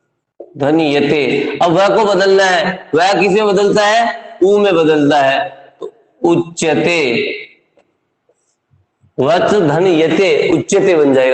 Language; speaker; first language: Hindi; native; Hindi